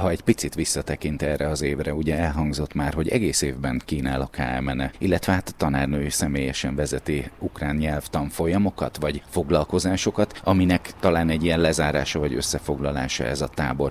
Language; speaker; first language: Hungarian; native; Hungarian